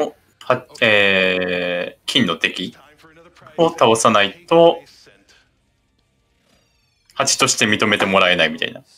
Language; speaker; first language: Japanese; native; Japanese